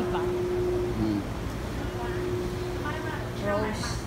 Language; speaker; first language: Chinese; non-native, learner; Filipino